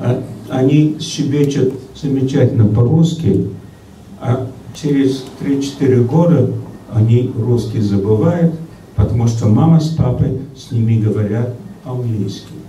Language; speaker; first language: Russian; early bilingual, heritage; Russian